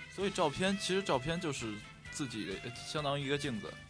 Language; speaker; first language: Chinese; native; Chinese